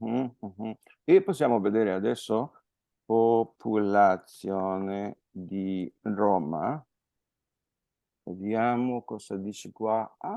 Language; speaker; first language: Italian; non-native, fluent; Spanish